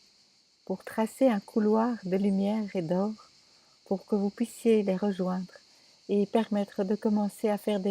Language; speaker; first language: French; native; French